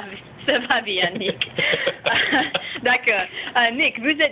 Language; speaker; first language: French; non-native, learner; English